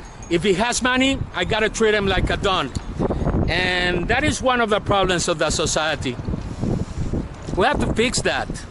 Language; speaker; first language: English; non-native, fluent; Spanish